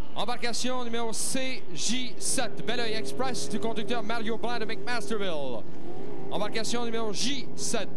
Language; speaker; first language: French; native; French